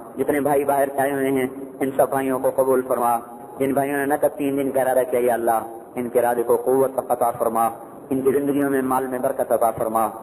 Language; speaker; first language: Urdu; non-native, local second language; Punjabi